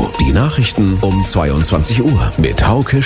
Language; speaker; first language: German; native; German